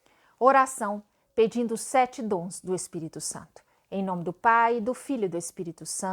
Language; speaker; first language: Portuguese; native; Portuguese